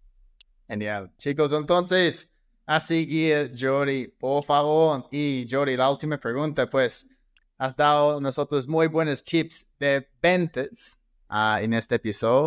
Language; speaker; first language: Spanish; non-native, fluent; English